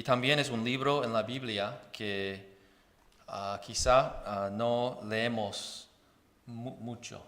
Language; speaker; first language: Spanish; non-native, fluent; Chinese